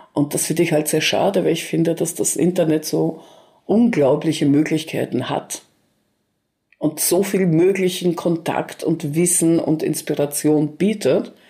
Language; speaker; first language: German; early bilingual, other home language; Russian